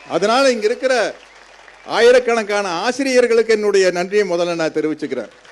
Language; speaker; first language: Tamil; native; Tamil